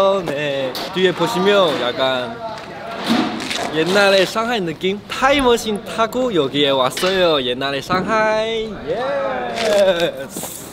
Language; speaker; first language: Korean; non-native, fluent; Chinese